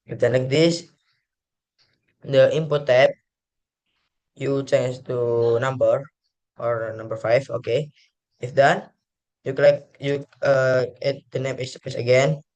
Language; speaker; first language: English; non-native, learner; Indonesian